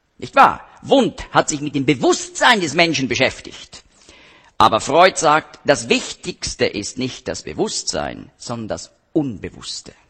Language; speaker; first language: German; native; German